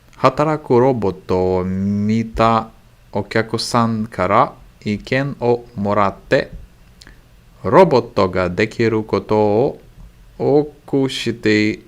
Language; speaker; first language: Japanese; non-native, learner; English